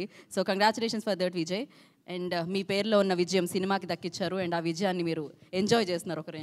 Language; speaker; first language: Telugu; native; Telugu